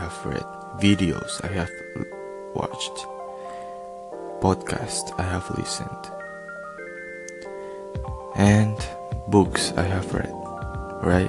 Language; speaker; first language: English; non-native, fluent; Spanish